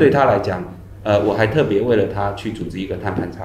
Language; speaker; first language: Chinese; native; Chinese